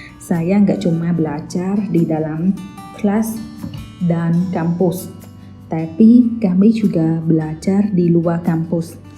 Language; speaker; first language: Indonesian; non-native, learner; Khmer